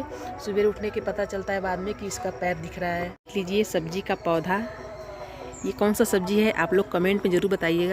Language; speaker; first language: Hindi; non-native, local second language; Bhojpuri